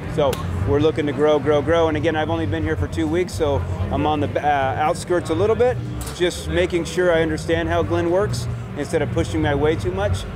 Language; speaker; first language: English; native; English